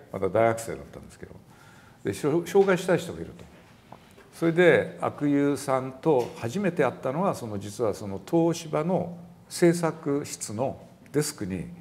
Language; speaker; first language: Japanese; native; Japanese